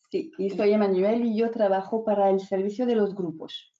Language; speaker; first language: Spanish; non-native, fluent; French